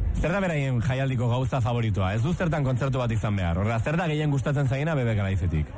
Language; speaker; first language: Basque; native; Basque